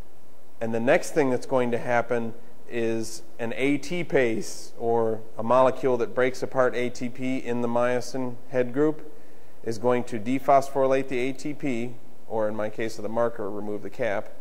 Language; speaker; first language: English; native; English